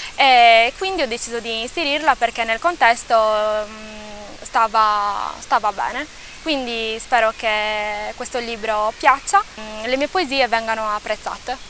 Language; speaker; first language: Italian; early bilingual, other home language; Portuguese